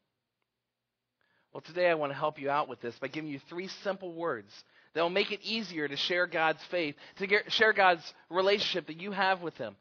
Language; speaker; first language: English; native; English